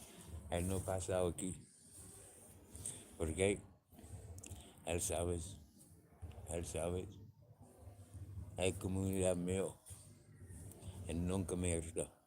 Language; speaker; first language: Spanish; non-native, learner; English